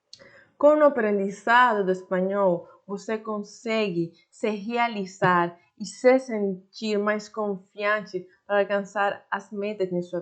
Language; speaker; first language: Portuguese; non-native, fluent; Spanish